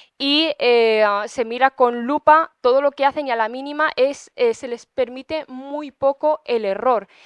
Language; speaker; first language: Spanish; early bilingual, other home language; Arabic